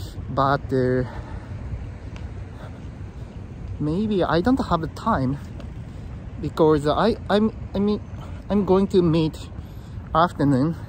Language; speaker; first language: English; non-native, learner; Japanese